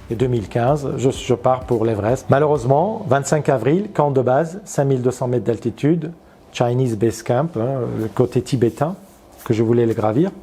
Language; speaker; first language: French; non-native, fluent; Armenian